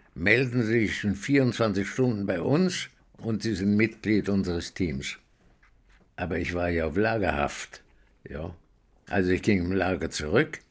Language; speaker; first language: German; native; German